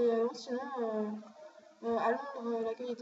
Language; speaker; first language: French; native; French